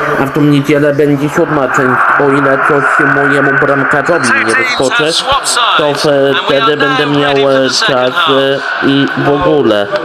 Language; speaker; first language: Polish; native; Polish